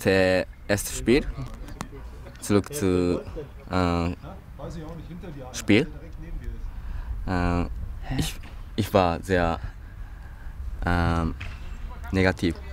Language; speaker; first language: German; non-native, learner; Japanese